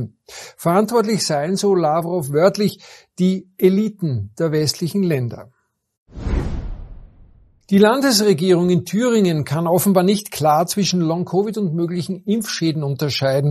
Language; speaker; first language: German; native; German